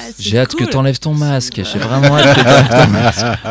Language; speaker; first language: French; native; French